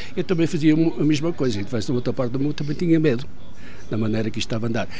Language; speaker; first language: Portuguese; native; Portuguese